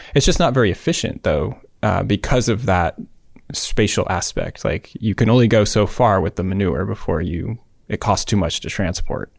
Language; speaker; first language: English; native; English